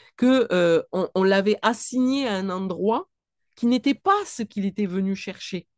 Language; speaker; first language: French; native; French